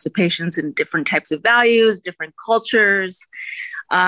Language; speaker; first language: English; native; English